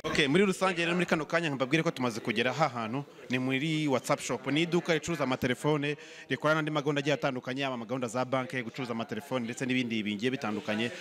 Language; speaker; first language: Kinyarwanda; native; Kinyarwanda